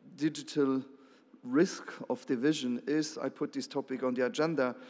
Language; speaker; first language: English; non-native, fluent; Luxembourgish